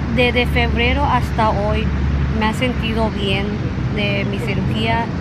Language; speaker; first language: Spanish; early bilingual, heritage; Spanish